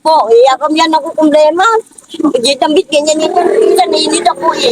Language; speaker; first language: Filipino; non-native, learner; Vietnamese